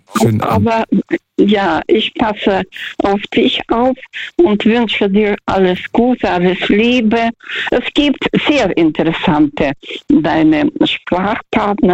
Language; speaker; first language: German; early bilingual, heritage; Russian